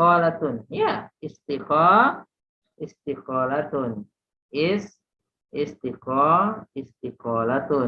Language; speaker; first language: Arabic; non-native, fluent; Indonesian